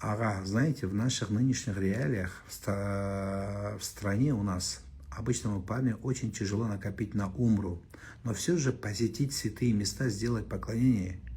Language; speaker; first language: Russian; non-native, local second language; Kazakh